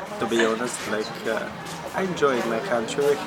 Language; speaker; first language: English; non-native, fluent; Macedonian